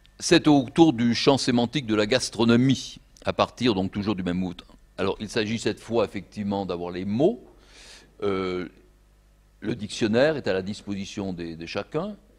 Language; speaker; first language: French; native; French